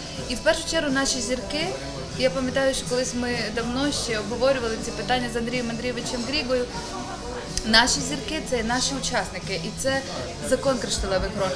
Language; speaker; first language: Ukrainian; native; Ukrainian